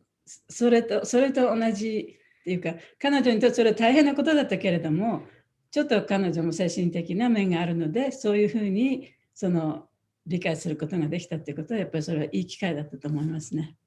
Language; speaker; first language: Japanese; native; Japanese